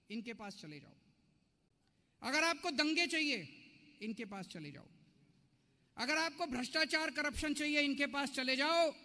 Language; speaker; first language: Hindi; native; Hindi